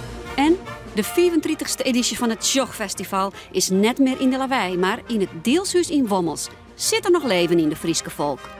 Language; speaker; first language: Dutch; non-native, local second language; Western Frisian